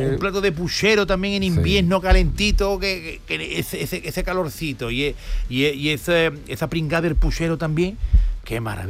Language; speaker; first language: Spanish; native; Spanish